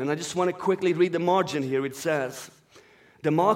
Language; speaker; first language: English; non-native, fluent; Persian